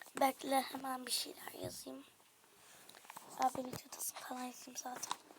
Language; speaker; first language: Turkish; native; Turkish